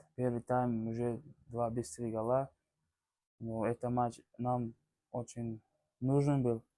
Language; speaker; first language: Russian; non-native, learner; Tajik